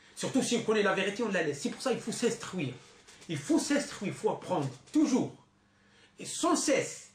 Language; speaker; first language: French; non-native, local second language; Arabic